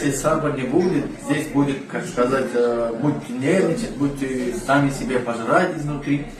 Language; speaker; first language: Russian; non-native, learner; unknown